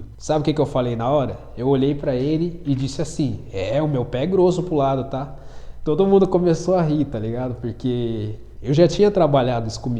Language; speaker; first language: Portuguese; native; Portuguese